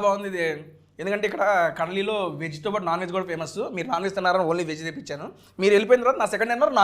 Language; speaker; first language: Telugu; native; Telugu